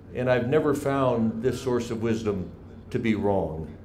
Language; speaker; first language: English; native; English